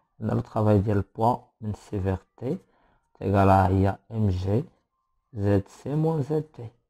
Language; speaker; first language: French; non-native, local second language; Arabic